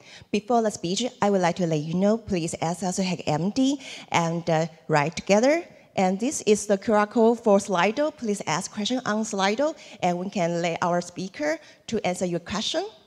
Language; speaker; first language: English; non-native, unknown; Chinese